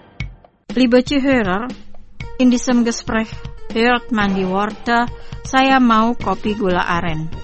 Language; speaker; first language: German; non-native, fluent; Indonesian